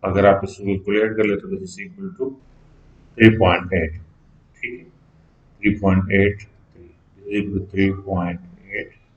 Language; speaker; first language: Hindi; non-native, local second language; Punjabi